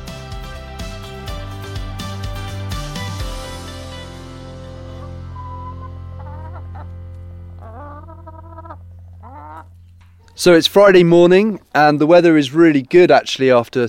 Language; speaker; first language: English; native; English